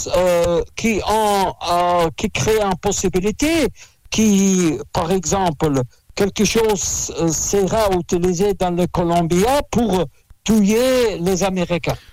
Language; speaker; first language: French; non-native, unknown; Russian